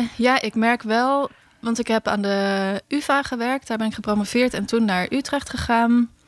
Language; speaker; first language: Dutch; native; Dutch